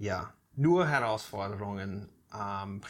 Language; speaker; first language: German; non-native, fluent; English